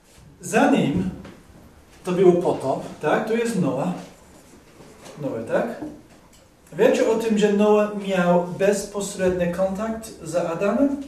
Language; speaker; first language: Polish; non-native, fluent; English